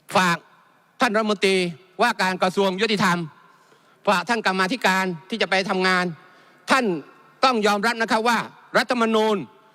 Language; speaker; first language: Thai; non-native, local second language; Malay